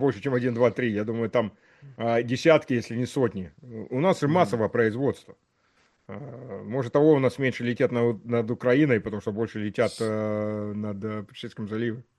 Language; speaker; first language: Russian; early bilingual, heritage; Russian